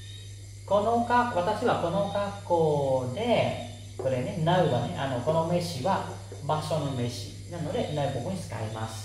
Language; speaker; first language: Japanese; non-native, fluent; Khmer